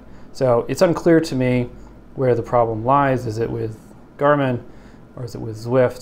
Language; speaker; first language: English; native; English